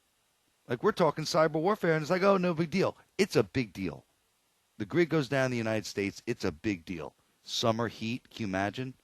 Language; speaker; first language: English; native; English